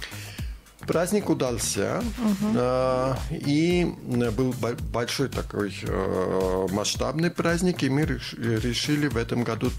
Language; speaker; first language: Russian; non-native, fluent; Armenian